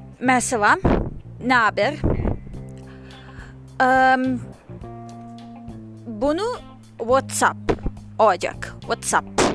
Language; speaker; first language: Turkish; non-native, learner; English